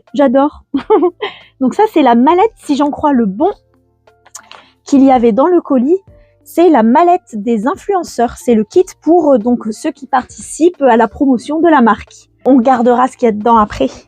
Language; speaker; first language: French; native; French